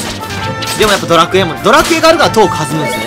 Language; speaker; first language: Japanese; native; Japanese